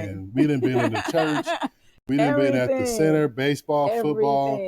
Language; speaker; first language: English; native; English